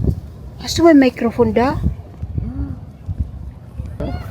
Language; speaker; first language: German; non-native, learner; Filipino